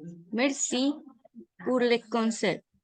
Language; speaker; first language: French; non-native, learner; Spanish